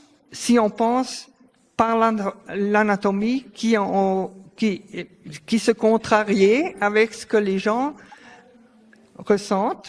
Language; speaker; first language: French; non-native, fluent; German